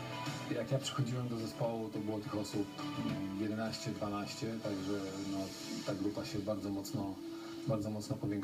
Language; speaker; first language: Polish; native; Polish